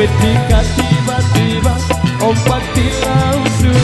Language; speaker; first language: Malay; non-native, local second language; Sasak